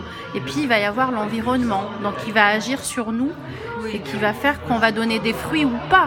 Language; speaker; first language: French; native; French